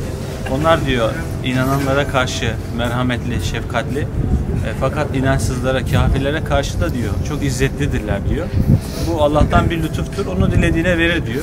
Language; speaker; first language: Turkish; native; Turkish